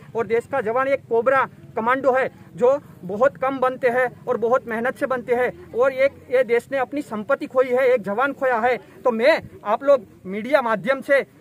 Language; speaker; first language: Hindi; non-native, local second language; Gujarati